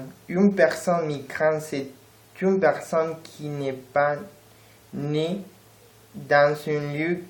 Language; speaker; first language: French; non-native, learner; Spanish